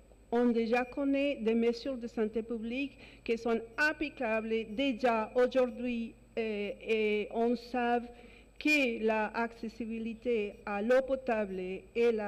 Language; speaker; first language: French; non-native, fluent; Spanish